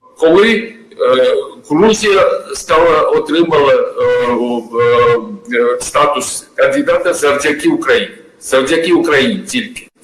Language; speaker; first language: Ukrainian; non-native, learner; Georgian